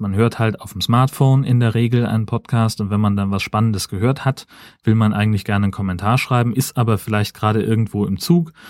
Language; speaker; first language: German; native; German